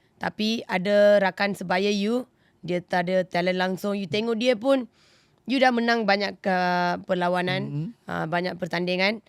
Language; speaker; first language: Malay; non-native, local second language; Tamil